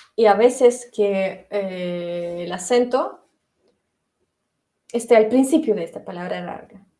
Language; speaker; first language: Spanish; non-native, fluent; Russian